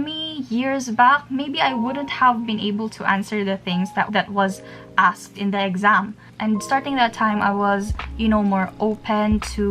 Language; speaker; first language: English; non-native, local second language; Filipino